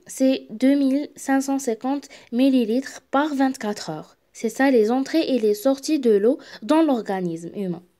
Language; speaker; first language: French; non-native, local second language; Arabic